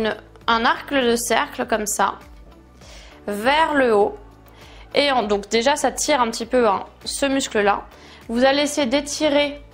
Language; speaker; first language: French; native; French